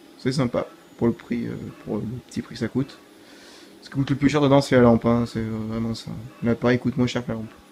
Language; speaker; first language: French; native; French